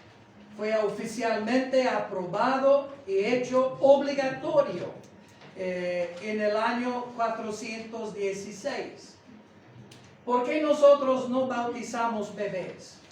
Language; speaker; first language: Spanish; non-native, fluent; English